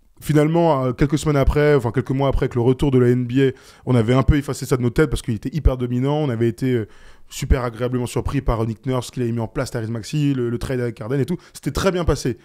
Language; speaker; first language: French; native; French